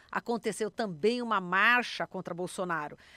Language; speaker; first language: Portuguese; native; Portuguese